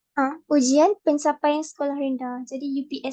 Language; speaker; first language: Malay; native; Malay